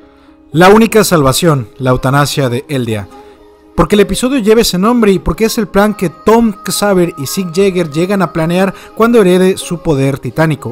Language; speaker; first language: Spanish; native; Spanish